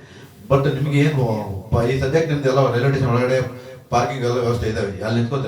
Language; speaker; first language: Kannada; native; Kannada